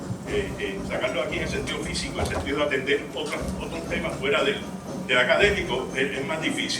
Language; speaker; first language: Spanish; native; Spanish